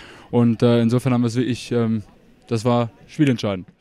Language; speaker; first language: German; native; German